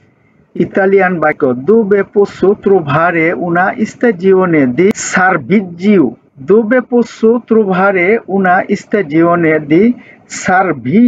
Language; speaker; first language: Italian; non-native, fluent; Bangla